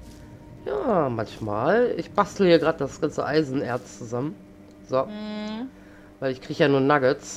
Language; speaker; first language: German; native; German